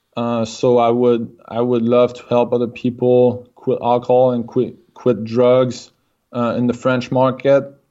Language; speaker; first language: English; non-native, fluent; French